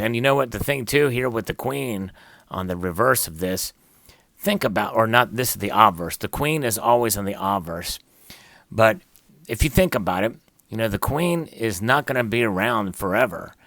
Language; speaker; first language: English; native; English